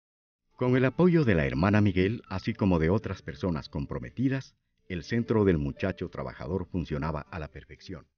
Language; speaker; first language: Spanish; native; Spanish